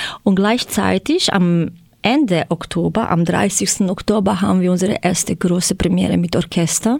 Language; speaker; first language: German; non-native, fluent; Croatian